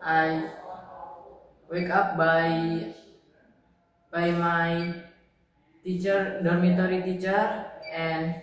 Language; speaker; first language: English; non-native, learner; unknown